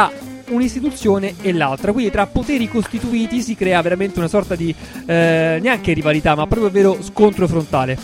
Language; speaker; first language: Italian; native; Italian